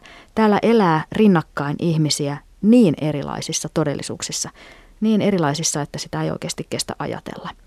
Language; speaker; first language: Finnish; native; Finnish